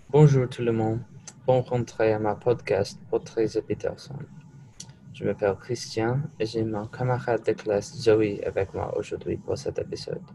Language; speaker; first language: French; non-native, learner; English